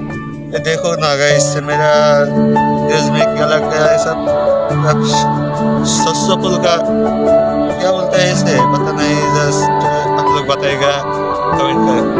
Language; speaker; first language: Hindi; non-native, learner; Bangla